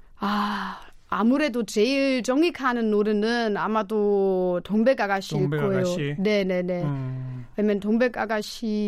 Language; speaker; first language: Korean; non-native, fluent; German